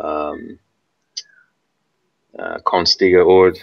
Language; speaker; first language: Swedish; non-native, learner; English